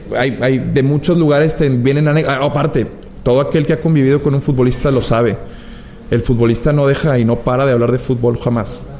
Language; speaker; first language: Spanish; native; Spanish